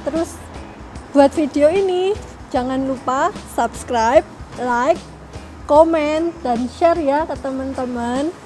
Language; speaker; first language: Indonesian; native; Indonesian